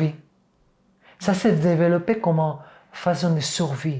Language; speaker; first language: French; non-native, fluent; Catalan